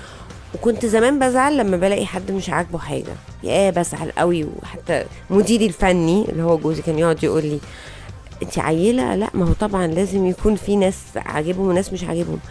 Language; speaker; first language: Arabic; native; Arabic